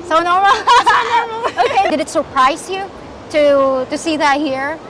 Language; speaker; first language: English; native; English